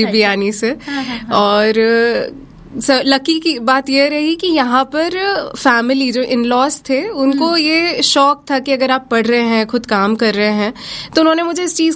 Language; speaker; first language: Hindi; native; Hindi